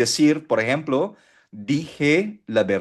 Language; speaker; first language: Spanish; non-native, fluent; Filipino